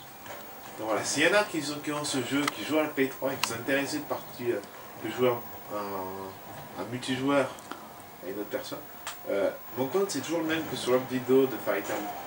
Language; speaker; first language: French; native; French